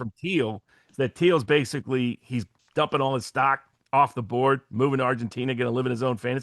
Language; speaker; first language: English; native; English